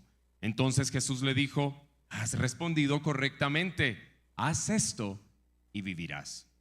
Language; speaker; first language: Spanish; native; Spanish